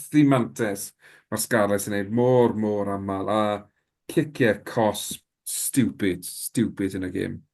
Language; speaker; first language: Welsh; native; Welsh